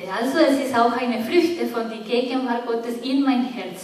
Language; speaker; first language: German; non-native, fluent; Spanish